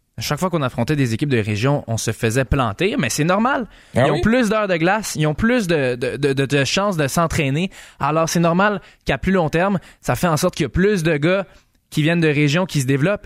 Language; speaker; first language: French; native; French